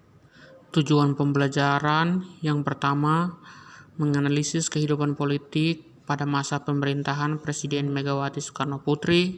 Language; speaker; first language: Indonesian; native; Indonesian